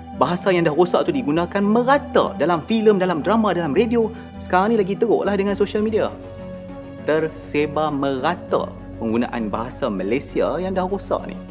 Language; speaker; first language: Malay; native; Malay